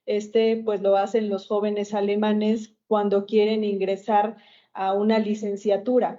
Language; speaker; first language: Spanish; native; Spanish